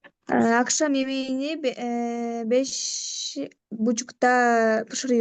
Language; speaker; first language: Turkish; non-native, learner; Kyrgyz